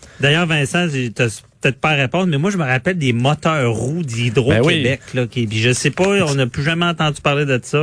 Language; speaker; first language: French; native; French